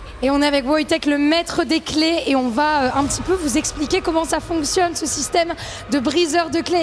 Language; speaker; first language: French; native; French